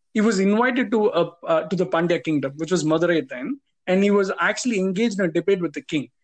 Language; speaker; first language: English; non-native, local second language; Tamil